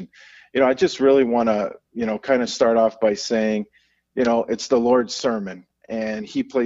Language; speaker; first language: English; native; English